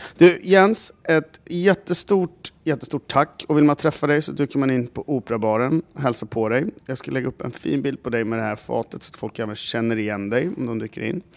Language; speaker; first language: Swedish; native; Swedish